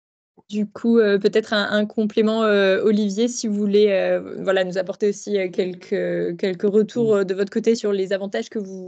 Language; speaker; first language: French; native; French